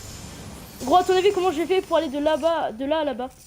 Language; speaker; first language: French; native; French